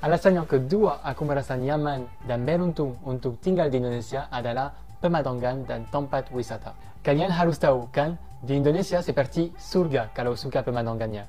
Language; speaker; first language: Indonesian; non-native, fluent; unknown